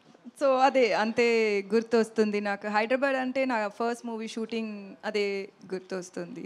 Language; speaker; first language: Telugu; non-native, learner; Tamil